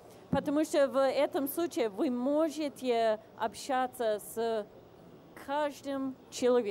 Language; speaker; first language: Russian; non-native, fluent; English